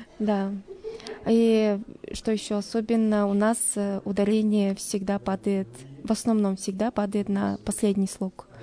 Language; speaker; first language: Russian; non-native, local second language; Udmurt